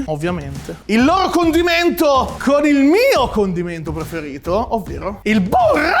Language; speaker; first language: Italian; native; Italian